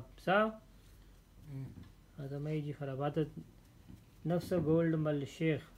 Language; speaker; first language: Arabic; non-native, learner; Urdu